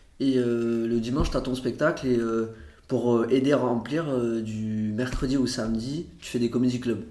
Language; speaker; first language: French; early bilingual, other home language; Portuguese